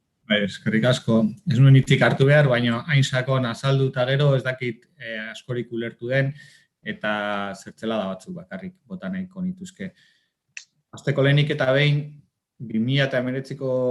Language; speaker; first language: Basque; native; Basque